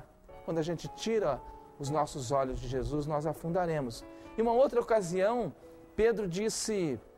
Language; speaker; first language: Portuguese; native; Portuguese